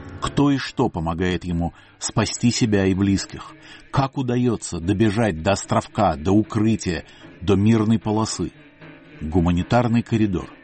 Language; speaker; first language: Russian; native; Russian